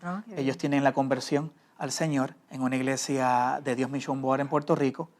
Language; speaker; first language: Spanish; native; Spanish